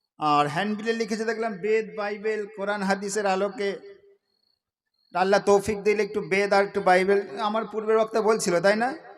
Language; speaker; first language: Bangla; native; Bangla